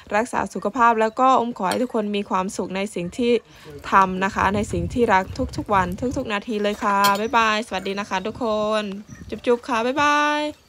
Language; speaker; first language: Thai; native; Thai